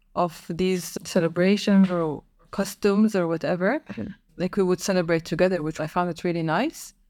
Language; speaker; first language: English; non-native, fluent; Arabic